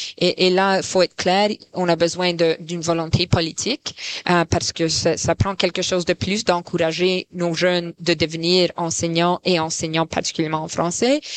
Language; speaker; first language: French; non-native, local second language; English